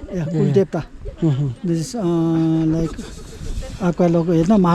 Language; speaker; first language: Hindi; non-native, learner; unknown